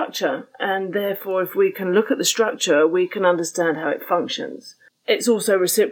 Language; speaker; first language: English; native; English